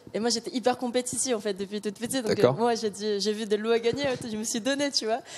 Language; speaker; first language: French; early bilingual, other home language; Korean